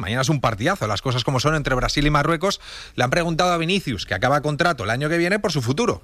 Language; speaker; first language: Spanish; native; Spanish